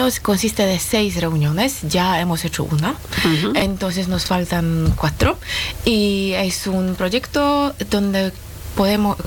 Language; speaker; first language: Spanish; non-native, learner; Polish